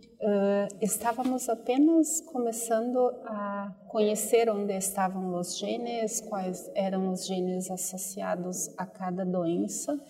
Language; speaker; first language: Portuguese; native; Portuguese